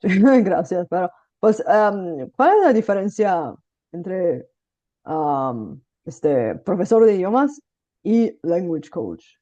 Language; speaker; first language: Spanish; non-native, fluent; Bulgarian